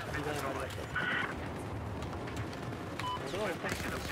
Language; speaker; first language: Japanese; native; Japanese